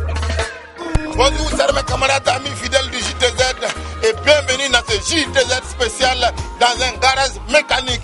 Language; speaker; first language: French; non-native, local second language; Bambara